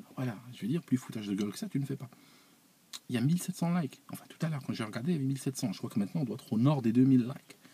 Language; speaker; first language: French; non-native, local second language; Arabic